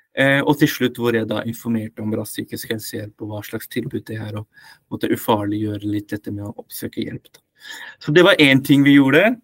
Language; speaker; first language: Norwegian; early bilingual, other home language; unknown